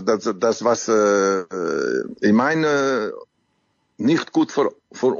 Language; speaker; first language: German; non-native, learner; Dutch